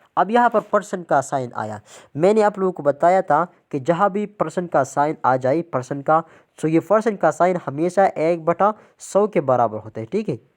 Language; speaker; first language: Urdu; non-native, local second language; Pashto